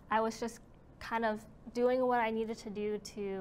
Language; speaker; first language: English; native; English